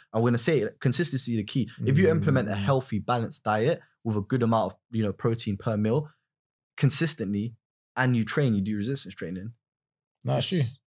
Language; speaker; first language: English; native; English